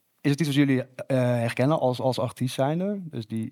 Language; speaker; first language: Dutch; native; Dutch